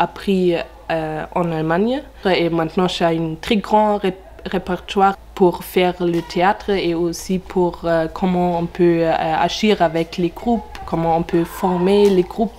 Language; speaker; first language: French; non-native, learner; German